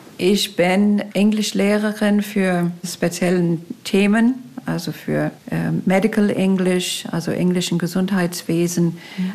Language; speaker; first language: German; non-native, fluent; English